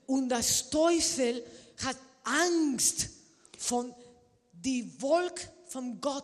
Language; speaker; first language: German; non-native, learner; Spanish